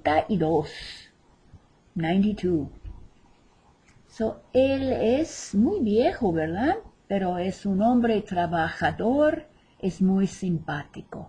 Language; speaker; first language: Spanish; non-native, fluent; English